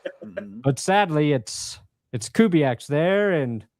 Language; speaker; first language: English; native; English